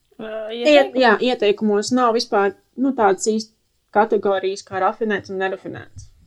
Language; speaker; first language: Latvian; non-native, local second language; Russian